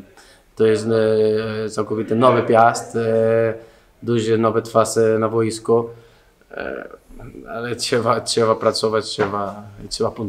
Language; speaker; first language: Polish; non-native, learner; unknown